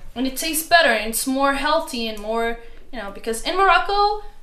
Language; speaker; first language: English; non-native, learner; Arabic